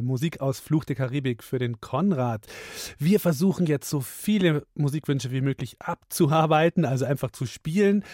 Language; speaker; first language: German; native; German